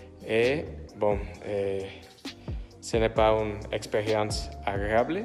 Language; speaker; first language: French; non-native, learner; Spanish